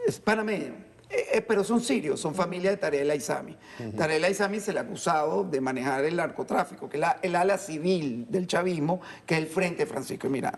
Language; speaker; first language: Spanish; native; Spanish